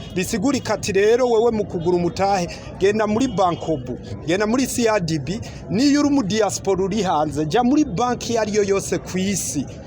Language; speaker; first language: Rundi; early bilingual, heritage; Rundi